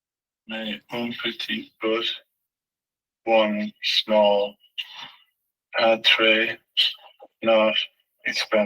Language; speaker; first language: French; non-native, learner; English